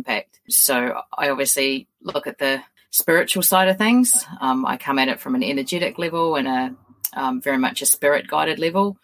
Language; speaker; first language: English; native; English